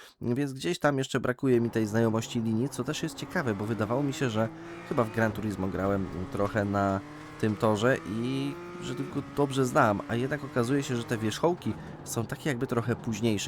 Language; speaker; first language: Polish; native; Polish